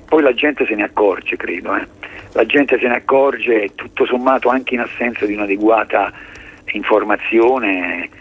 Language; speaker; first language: Italian; native; Italian